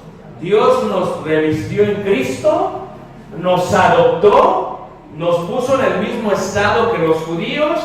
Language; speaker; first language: Spanish; early bilingual, heritage; Spanish